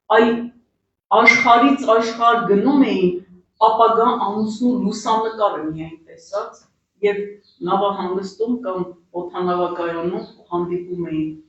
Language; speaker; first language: Armenian; native; Armenian